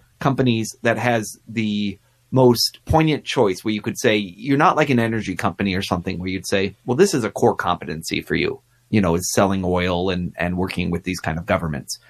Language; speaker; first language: English; native; English